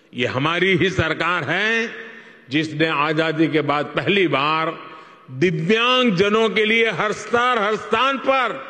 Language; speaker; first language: Hindi; non-native, local second language; Gujarati